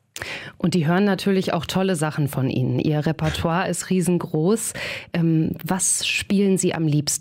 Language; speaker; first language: German; native; German